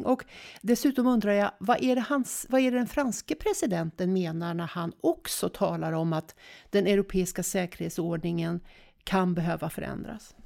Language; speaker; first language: Swedish; native; Swedish